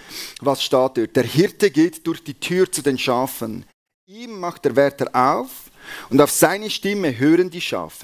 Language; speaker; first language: German; native; German